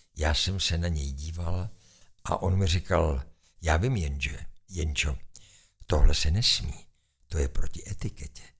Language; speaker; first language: Czech; native; Czech